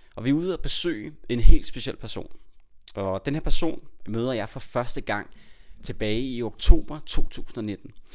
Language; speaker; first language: Danish; native; Danish